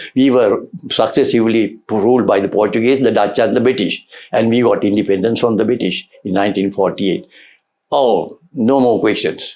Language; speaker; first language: English; non-native, local second language; Sinhala